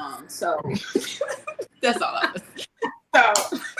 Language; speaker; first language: English; native; English